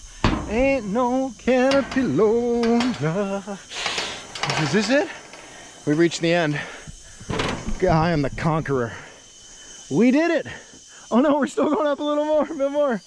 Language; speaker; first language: English; native; English